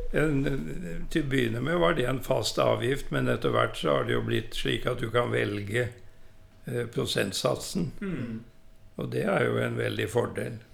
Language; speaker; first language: Norwegian; native; Norwegian